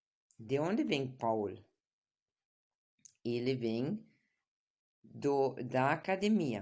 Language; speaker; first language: Portuguese; non-native, fluent; German